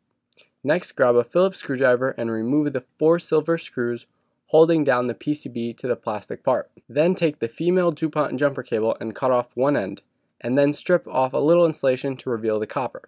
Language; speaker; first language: English; native; English